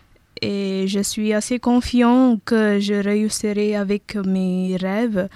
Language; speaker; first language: French; non-native, learner; Tamil